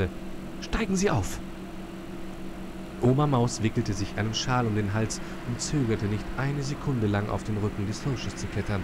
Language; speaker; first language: German; native; German